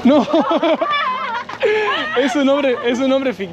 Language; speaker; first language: Spanish; native; Spanish